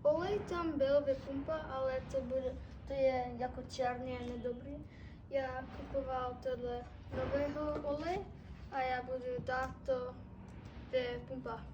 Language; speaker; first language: Czech; non-native, learner; English